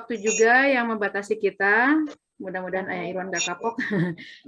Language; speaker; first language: Indonesian; native; Indonesian